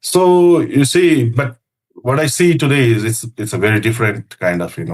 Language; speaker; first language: English; non-native, local second language; Nepali